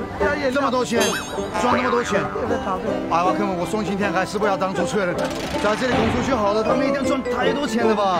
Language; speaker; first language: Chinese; non-native, fluent; Turkish